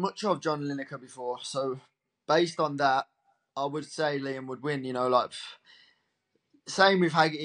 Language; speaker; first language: English; native; English